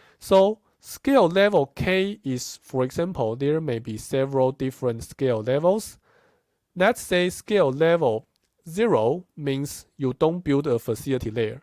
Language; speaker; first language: English; non-native, fluent; Chinese